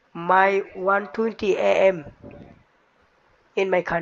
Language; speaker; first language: English; non-native, learner; Bangla